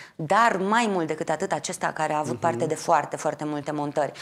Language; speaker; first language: Romanian; native; Romanian